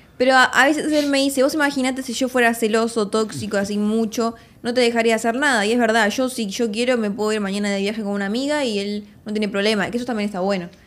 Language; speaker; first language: Spanish; native; Spanish